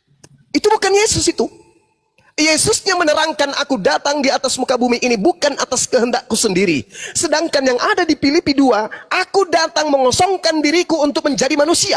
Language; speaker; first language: Indonesian; native; Indonesian